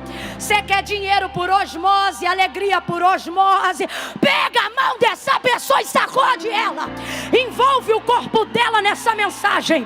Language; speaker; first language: Portuguese; native; Portuguese